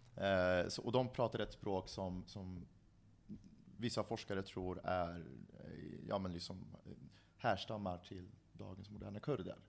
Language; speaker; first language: Swedish; early bilingual, other home language; Central Kurdish